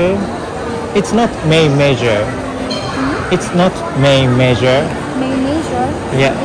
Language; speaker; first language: English; non-native, learner; Japanese